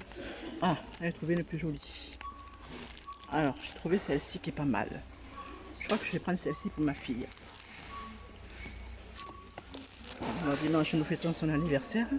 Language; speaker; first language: French; native; French